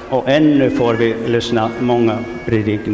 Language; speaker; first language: Swedish; non-native, local second language; Finnish